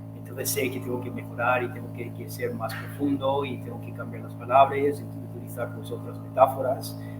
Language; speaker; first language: Spanish; non-native, fluent; English